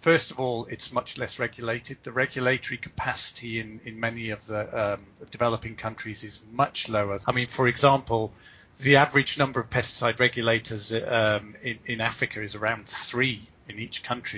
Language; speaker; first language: English; native; English